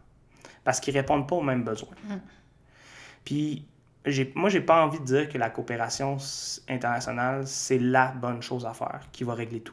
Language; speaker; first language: French; native; French